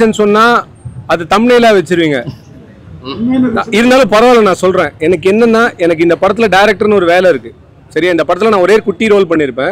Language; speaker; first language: Tamil; native; Tamil